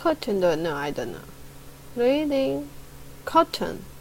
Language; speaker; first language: English; non-native, learner; Chinese